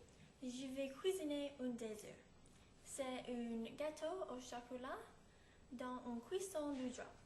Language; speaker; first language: French; non-native, learner; English